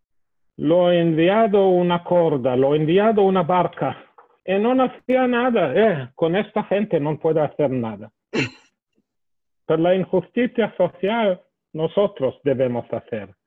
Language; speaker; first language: Spanish; non-native, fluent; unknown